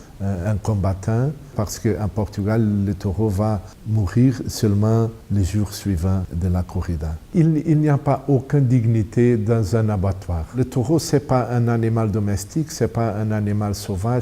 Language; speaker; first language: French; non-native, fluent; Portuguese